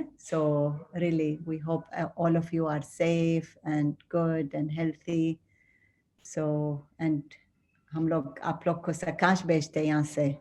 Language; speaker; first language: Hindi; non-native, fluent; Arabic